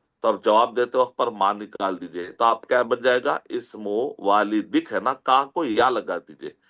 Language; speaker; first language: Urdu; native; Urdu